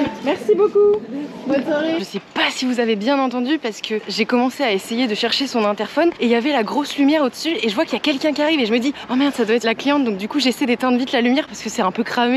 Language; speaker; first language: French; native; French